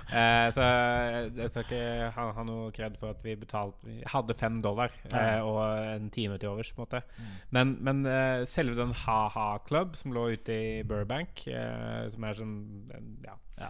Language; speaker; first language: Norwegian; native; Norwegian